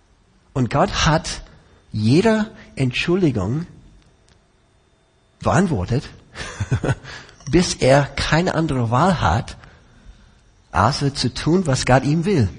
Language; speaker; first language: German; non-native, fluent; English